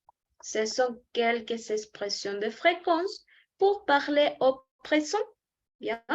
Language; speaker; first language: French; non-native, fluent; Spanish